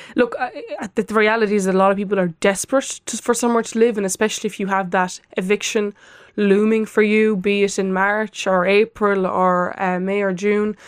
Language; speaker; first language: English; non-native, fluent; Lithuanian